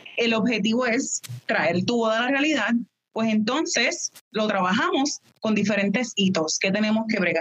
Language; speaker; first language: Spanish; native; Spanish